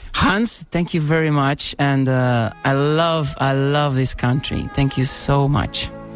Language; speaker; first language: English; non-native, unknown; Italian